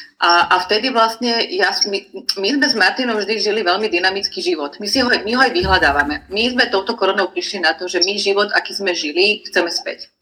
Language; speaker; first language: Slovak; non-native, fluent; Croatian